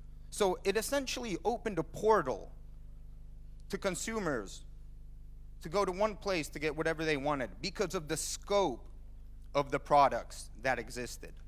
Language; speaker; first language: English; non-native, fluent; Finnish